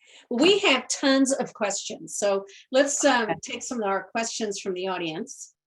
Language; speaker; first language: English; native; English